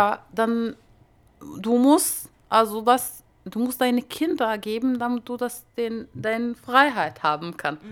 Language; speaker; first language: German; non-native, learner; Arabic